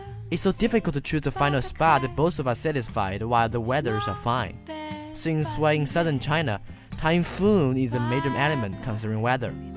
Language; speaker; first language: English; non-native, fluent; Chinese